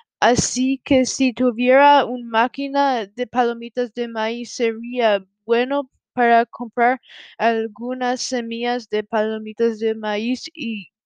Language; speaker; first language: Spanish; non-native, learner; English